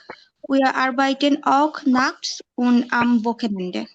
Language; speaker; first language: German; non-native, learner; Bangla